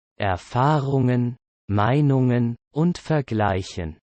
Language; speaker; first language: German; non-native, learner; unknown